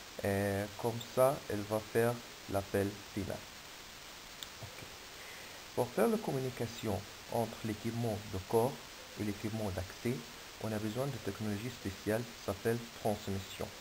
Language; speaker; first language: French; non-native, fluent; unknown